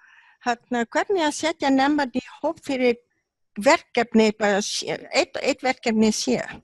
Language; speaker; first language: Icelandic; non-native, learner; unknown